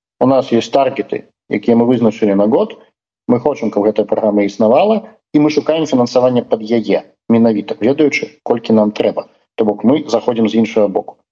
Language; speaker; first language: Belarusian; non-native, local second language; Russian